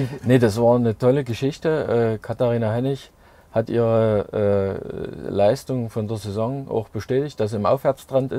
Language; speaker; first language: German; native; German